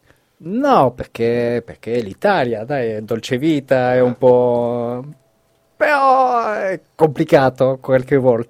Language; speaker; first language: Italian; non-native, fluent; French